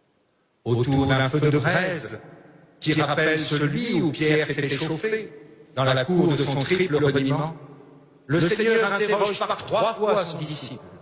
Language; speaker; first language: French; native; French